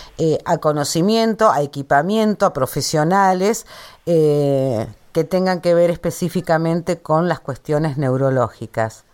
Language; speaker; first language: Spanish; native; Spanish